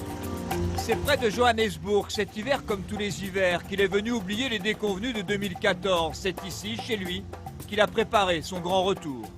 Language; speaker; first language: French; native; French